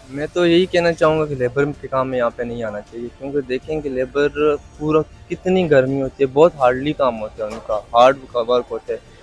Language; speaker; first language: Urdu; non-native, local second language; Northern Hindko